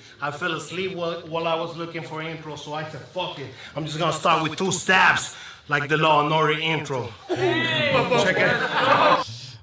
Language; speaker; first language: English; non-native, fluent; Spanish